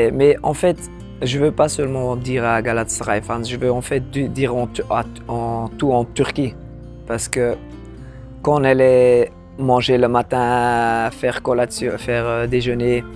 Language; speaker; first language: French; non-native, local second language; Dutch